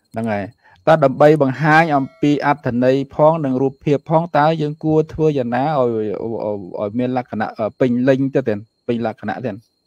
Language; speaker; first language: Khmer; native; Khmer